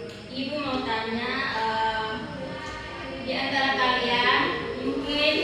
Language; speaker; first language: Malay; non-native, local second language; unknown